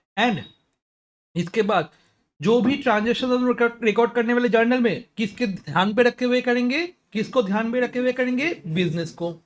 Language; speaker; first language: Hindi; non-native, local second language; Bangla